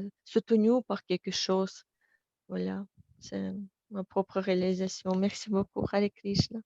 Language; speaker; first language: French; non-native, fluent; Russian